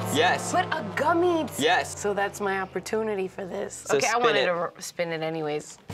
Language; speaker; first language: English; native; English